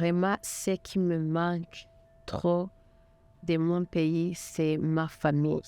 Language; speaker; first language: French; non-native, local second language; Kinyarwanda